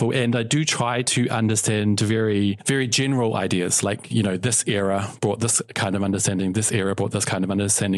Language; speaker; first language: English; native; English